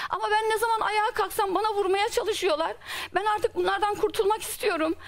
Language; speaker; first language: Turkish; native; Turkish